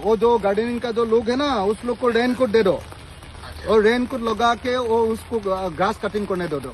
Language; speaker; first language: Hindi; non-native, local second language; Assamese